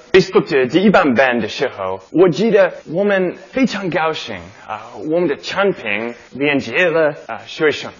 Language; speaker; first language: Chinese; non-native, learner; English